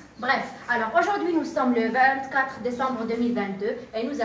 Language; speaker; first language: French; non-native, learner; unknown